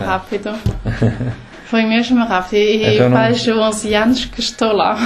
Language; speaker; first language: Portuguese; early bilingual, heritage; Portuguese